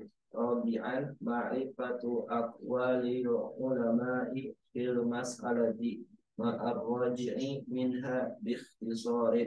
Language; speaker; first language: Arabic; non-native, fluent; Indonesian